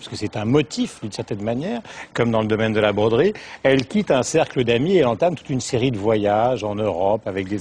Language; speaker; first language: French; native; French